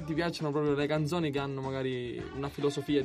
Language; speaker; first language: Italian; native; Italian